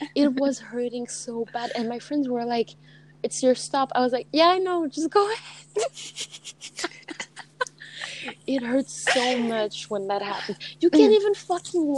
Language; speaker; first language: English; non-native, fluent; French